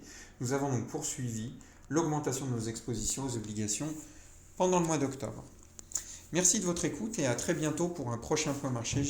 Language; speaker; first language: French; native; French